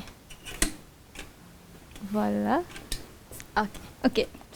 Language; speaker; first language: French; non-native, learner; Malay